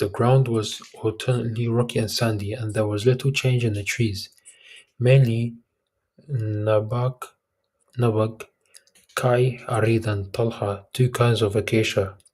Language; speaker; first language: English; early bilingual, heritage; Arabic